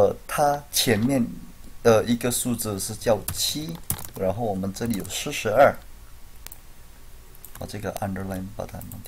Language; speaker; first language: Chinese; non-native, fluent; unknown